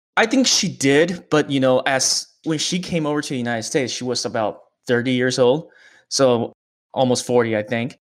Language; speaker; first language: English; early bilingual, other home language; Chinese